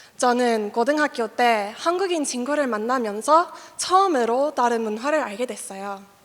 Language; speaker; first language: Korean; non-native, fluent; English